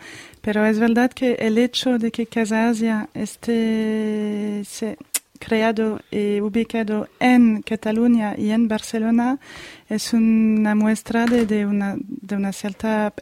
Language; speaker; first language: Spanish; non-native, fluent; French